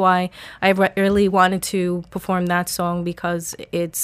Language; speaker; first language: English; native; English